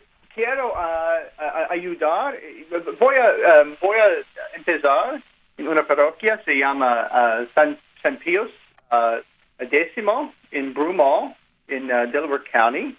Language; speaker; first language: Spanish; non-native, learner; English